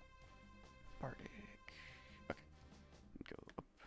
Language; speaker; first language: English; native; English